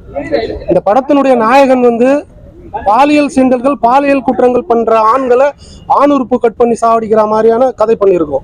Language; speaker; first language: Tamil; native; Tamil